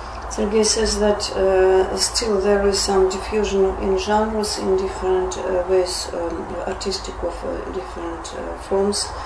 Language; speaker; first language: English; non-native, fluent; Russian